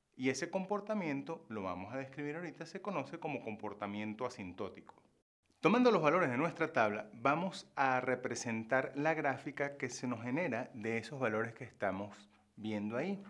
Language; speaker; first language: Spanish; native; Spanish